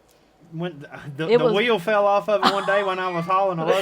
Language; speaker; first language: English; native; English